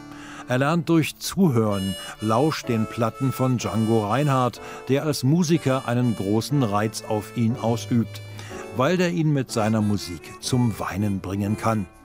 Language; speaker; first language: German; native; German